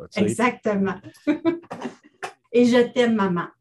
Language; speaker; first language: French; native; French